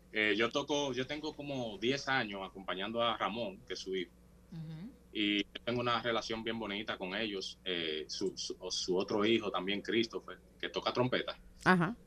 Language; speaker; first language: Spanish; native; Spanish